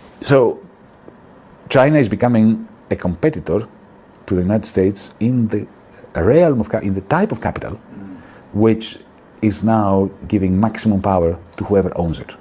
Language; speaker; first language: English; non-native, fluent; Greek